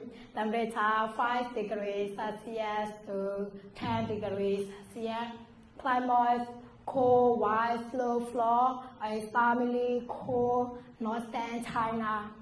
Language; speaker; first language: English; non-native, learner; Mon